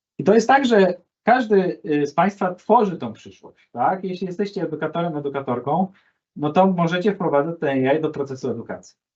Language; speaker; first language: Polish; native; Polish